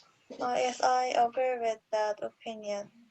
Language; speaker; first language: English; non-native, learner; Korean